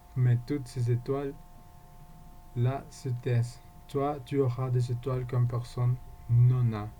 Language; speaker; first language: French; non-native, learner; Spanish